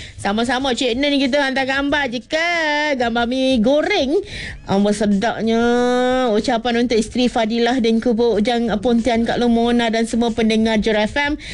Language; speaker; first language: Malay; native; Malay